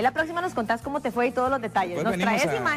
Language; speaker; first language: Spanish; native; Spanish